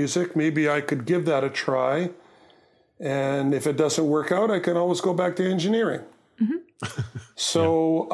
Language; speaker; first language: English; native; English